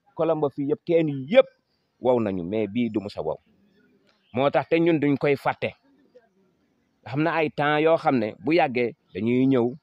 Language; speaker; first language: Wolof; non-native, local second language; Jola-Fonyi